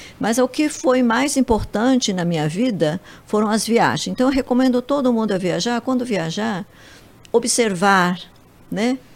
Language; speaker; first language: Portuguese; early bilingual, other home language; Japanese